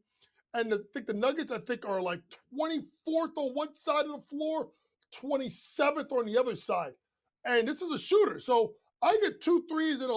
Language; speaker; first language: English; native; English